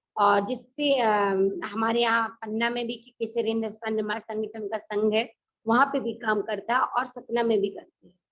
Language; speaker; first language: Hindi; native; Hindi